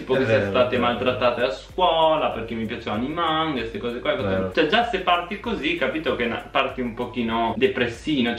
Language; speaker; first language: Italian; native; Italian